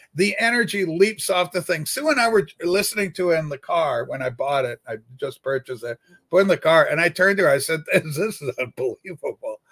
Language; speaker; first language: English; native; English